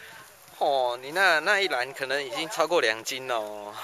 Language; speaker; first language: Chinese; native; Chinese